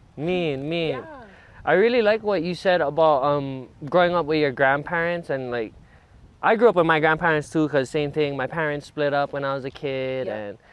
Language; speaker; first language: English; native; English